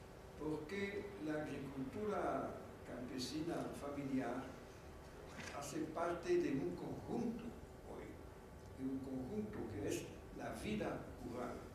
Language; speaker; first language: Spanish; non-native, fluent; French